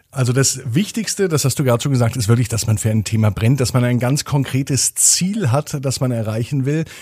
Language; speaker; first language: German; native; German